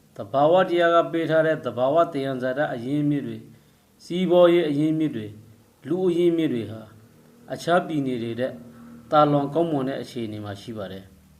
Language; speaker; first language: Burmese; native; Burmese